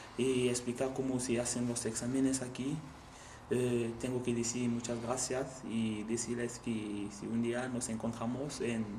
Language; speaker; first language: Spanish; non-native, learner; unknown